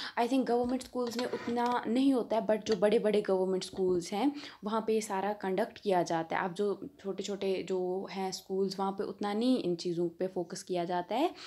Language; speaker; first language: Hindi; non-native, local second language; Kashmiri